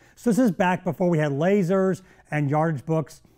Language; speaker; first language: English; native; English